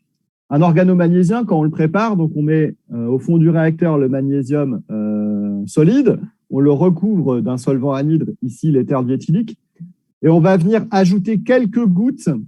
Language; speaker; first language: French; native; French